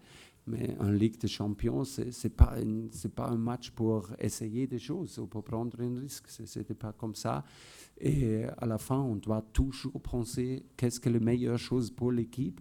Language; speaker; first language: French; non-native, fluent; German